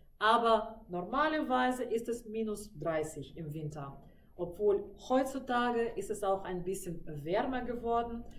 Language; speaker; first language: German; non-native, fluent; Russian